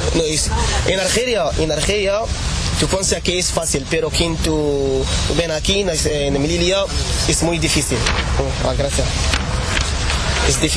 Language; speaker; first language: Spanish; non-native, learner; Arabic